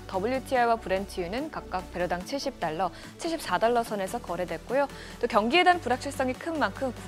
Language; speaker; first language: Korean; native; Korean